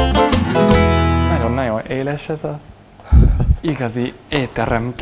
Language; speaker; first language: Hungarian; non-native, learner; English